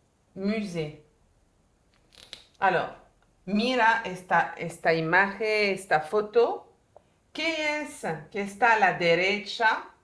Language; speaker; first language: Spanish; non-native, fluent; French